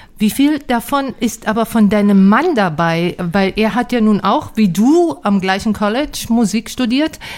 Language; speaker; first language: German; native; German